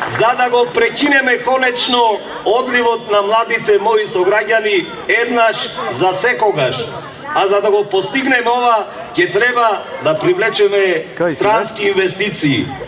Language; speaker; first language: Macedonian; non-native, local second language; Turkish